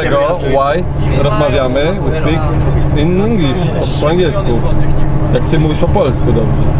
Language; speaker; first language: Polish; native; Polish